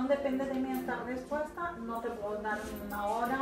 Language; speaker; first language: Spanish; non-native, fluent; Italian